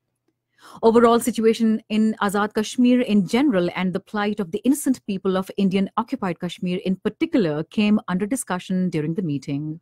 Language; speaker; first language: English; non-native, local second language; Urdu